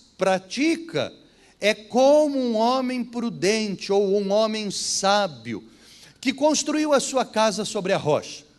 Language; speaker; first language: Portuguese; native; Portuguese